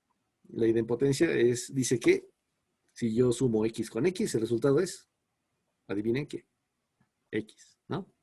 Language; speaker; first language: Spanish; native; Spanish